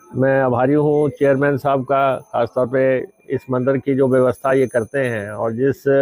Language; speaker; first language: Hindi; native; Hindi